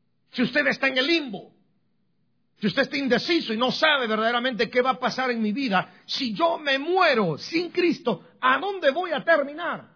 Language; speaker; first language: Spanish; native; Spanish